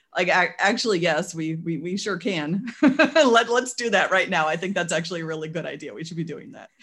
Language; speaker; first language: English; native; English